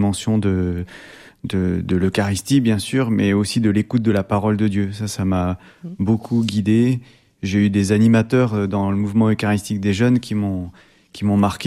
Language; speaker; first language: French; native; French